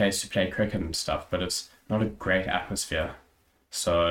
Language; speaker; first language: English; native; English